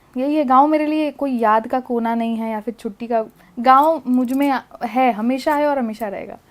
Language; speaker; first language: Hindi; native; Hindi